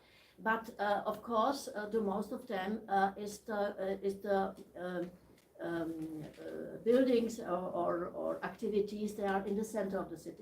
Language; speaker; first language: English; non-native, learner; Czech